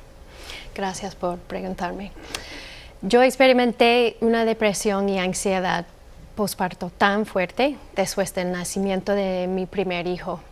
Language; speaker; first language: Spanish; non-native, fluent; English